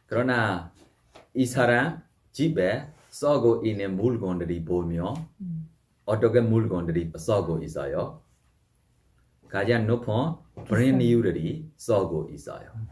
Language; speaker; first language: Korean; non-native, fluent; Burmese